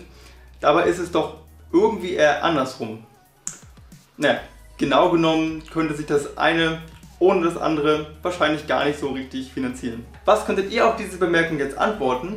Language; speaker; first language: German; native; German